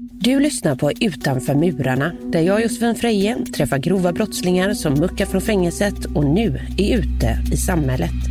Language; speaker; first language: Swedish; native; Swedish